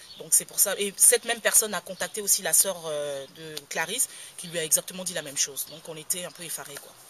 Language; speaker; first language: French; native; French